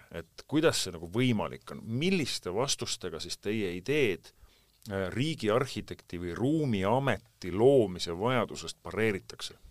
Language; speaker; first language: Estonian; native; Estonian